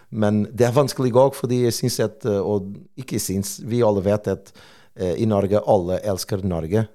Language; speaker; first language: Norwegian; non-native, fluent; Portuguese